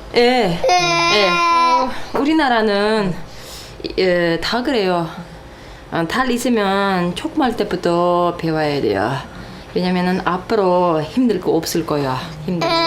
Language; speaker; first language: Korean; non-native, learner; Russian